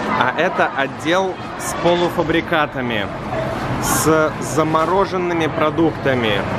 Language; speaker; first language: Russian; native; Russian